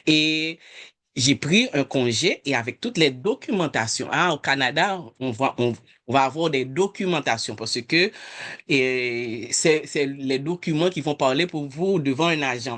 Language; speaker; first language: French; non-native, local second language; Haitian Creole